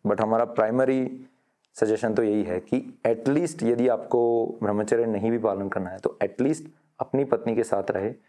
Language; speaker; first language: Hindi; non-native, local second language; Gujarati